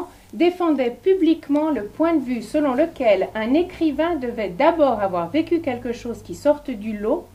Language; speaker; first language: French; native; French